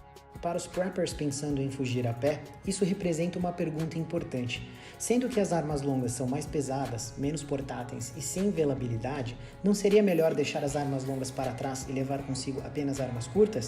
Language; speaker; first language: Portuguese; native; Portuguese